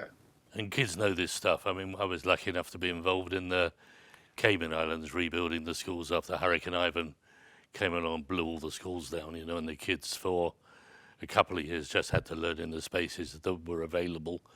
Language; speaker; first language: English; native; English